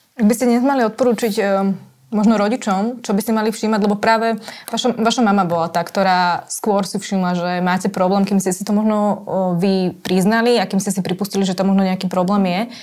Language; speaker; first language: Slovak; native; Slovak